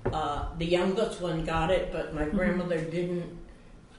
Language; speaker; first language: English; early bilingual, other home language; Swedish